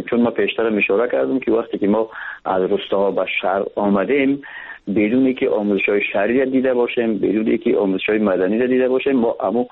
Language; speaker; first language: Persian; native; Persian